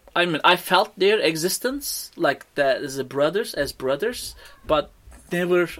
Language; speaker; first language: English; non-native, fluent; Turkish